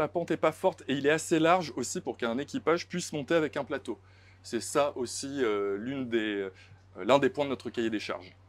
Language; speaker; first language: French; native; French